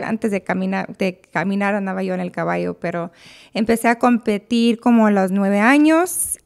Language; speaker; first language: Spanish; early bilingual, heritage; Spanish